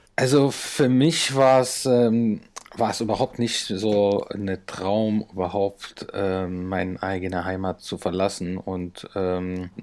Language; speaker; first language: German; non-native, fluent; Arabic